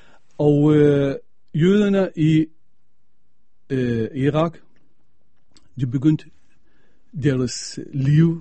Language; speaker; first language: Danish; non-native, fluent; Arabic